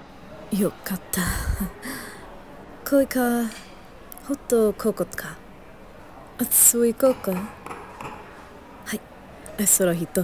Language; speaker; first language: Japanese; non-native, learner; English